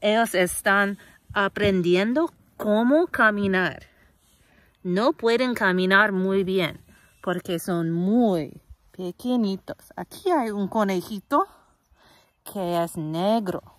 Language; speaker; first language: Spanish; non-native, fluent; English